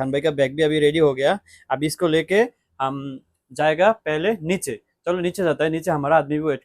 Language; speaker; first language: Hindi; non-native, learner; Bangla